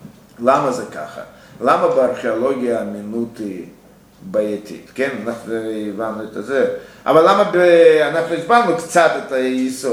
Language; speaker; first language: Hebrew; non-native, fluent; Russian